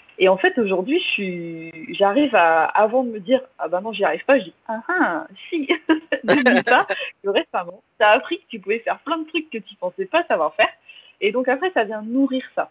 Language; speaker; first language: French; early bilingual, other home language; English